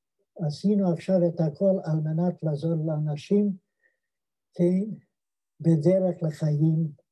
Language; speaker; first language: Hebrew; non-native, fluent; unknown